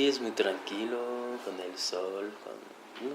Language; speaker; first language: Spanish; non-native, fluent; French